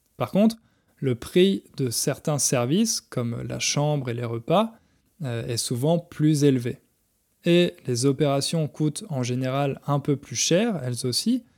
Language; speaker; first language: French; native; French